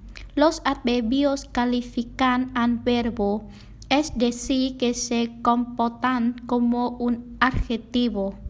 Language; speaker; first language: Spanish; non-native, learner; Vietnamese